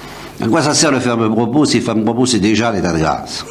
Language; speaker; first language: French; native; French